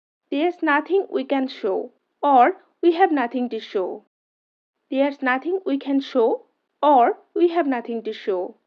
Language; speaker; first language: English; non-native, local second language; Bangla